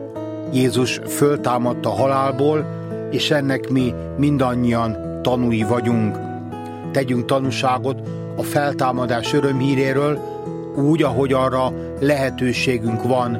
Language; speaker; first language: Hungarian; native; Hungarian